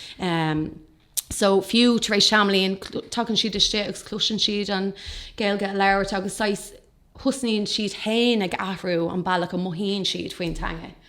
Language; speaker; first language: Irish; non-native, local second language; English